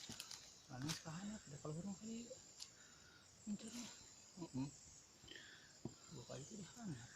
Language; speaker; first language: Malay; non-native, local second language; Sundanese